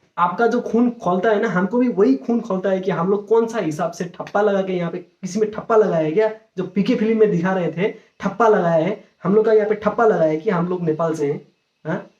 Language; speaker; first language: Hindi; non-native, local second language; Nepali